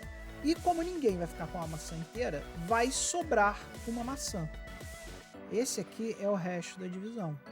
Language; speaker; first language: Portuguese; native; Portuguese